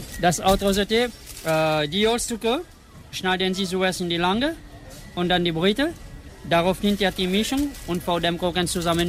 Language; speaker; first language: German; non-native, learner; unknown